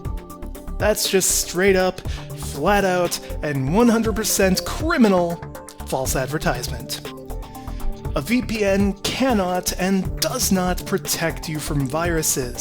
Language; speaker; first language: English; native; English